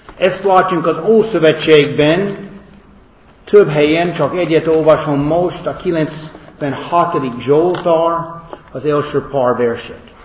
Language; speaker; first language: Hungarian; non-native, fluent; English